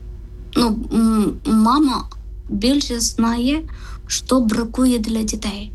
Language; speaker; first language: Ukrainian; non-native, learner; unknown